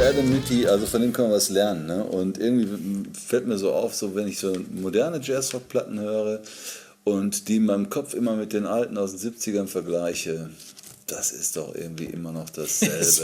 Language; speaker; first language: German; native; German